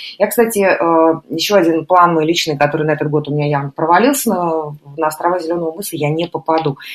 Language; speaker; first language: Russian; native; Russian